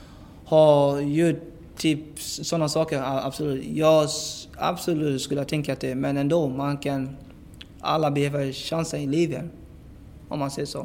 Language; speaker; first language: Swedish; non-native, fluent; English